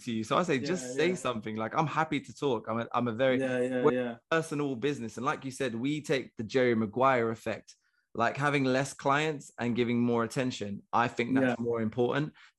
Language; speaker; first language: English; native; English